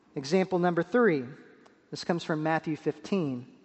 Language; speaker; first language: English; native; English